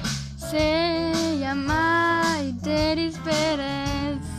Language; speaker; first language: Spanish; non-native, learner; French